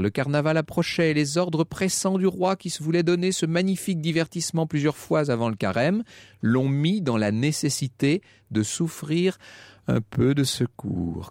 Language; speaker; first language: French; native; French